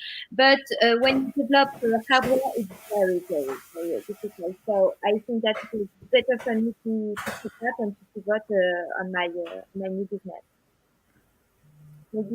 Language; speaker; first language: English; non-native, learner; French